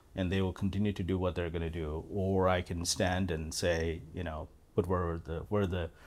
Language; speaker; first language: English; non-native, local second language; Malayalam